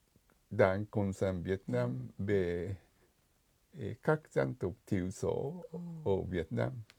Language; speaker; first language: Vietnamese; non-native, fluent; Japanese